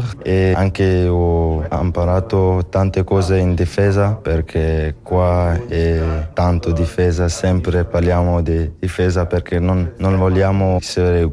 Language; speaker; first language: Italian; non-native, local second language; French